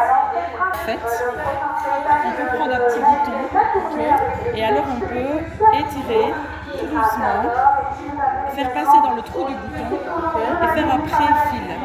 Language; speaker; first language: French; native; French